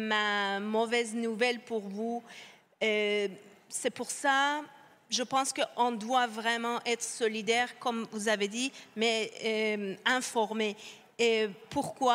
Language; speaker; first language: French; non-native, fluent; Persian